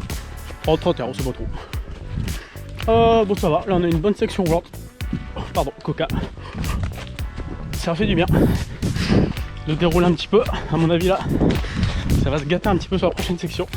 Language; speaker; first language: French; native; French